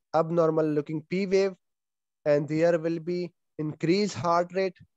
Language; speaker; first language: English; non-native, fluent; Pashto